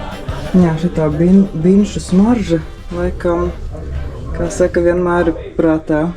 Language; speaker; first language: Latvian; native; Latvian